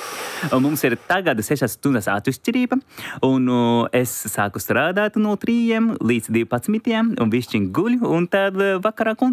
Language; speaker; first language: Latvian; non-native, learner; Japanese